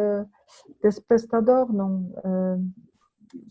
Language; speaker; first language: Spanish; non-native, learner; English